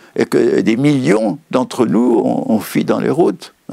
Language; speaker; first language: French; native; French